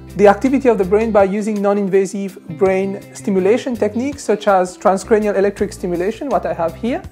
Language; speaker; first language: English; non-native, local second language; Morisyen